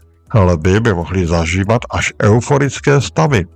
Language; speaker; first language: Czech; native; Czech